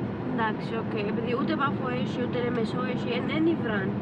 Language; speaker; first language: Greek; non-native, fluent; Arabic